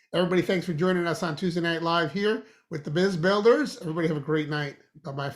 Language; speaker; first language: English; native; English